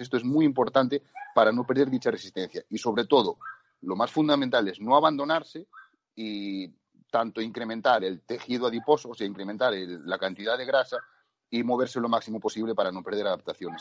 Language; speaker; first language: Spanish; native; Spanish